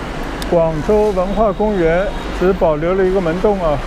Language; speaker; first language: Chinese; non-native, local second language; Cantonese